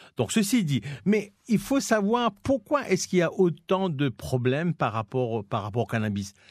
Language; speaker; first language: French; non-native, local second language; Morisyen